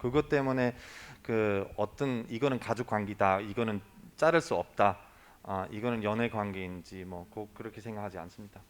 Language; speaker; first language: Korean; non-native, fluent; German